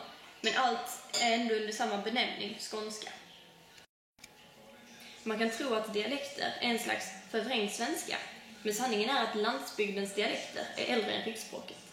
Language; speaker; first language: Swedish; native; Swedish